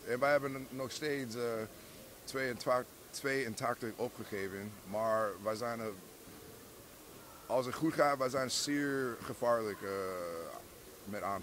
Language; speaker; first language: Dutch; non-native, fluent; English